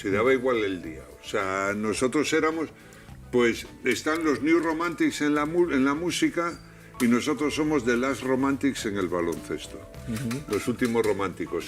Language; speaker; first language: Spanish; native; Spanish